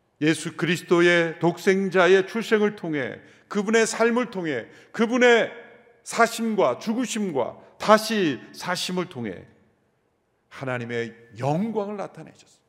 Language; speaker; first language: Korean; native; Korean